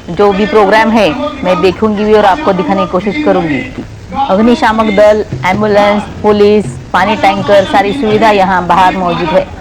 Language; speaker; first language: Hindi; non-native, local second language; Marathi